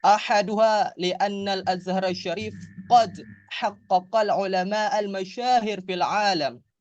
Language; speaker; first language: Arabic; non-native, learner; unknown